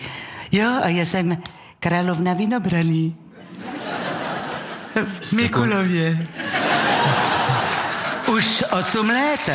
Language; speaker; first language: Czech; non-native, learner; French